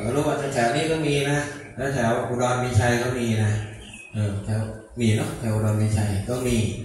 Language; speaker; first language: Thai; non-native, local second language; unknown